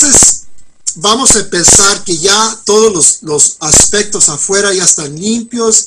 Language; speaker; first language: Spanish; non-native, fluent; English